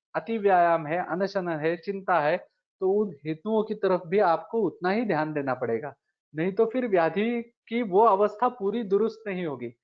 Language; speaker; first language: Hindi; non-native, local second language; Marathi